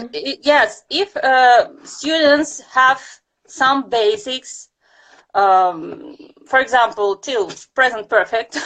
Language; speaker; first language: English; non-native, fluent; Russian